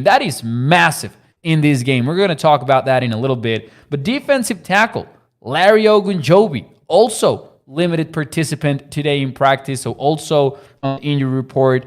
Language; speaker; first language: English; native; English